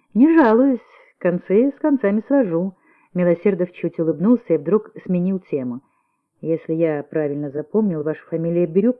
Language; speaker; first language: Russian; native; Russian